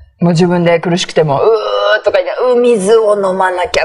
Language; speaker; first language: Japanese; native; Japanese